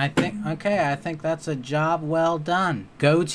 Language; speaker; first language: English; native; English